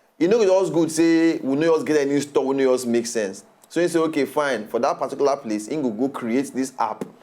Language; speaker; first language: Nigerian Pidgin; native; Nigerian Pidgin